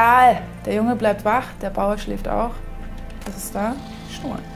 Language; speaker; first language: German; native; German